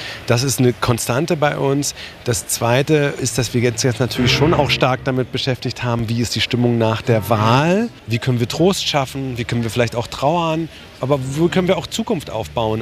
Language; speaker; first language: German; native; German